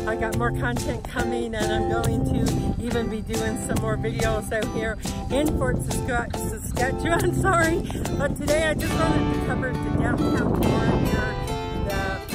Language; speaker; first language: English; native; English